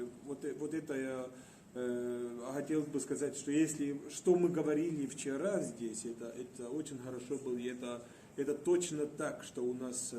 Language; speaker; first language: Russian; non-native, fluent; Estonian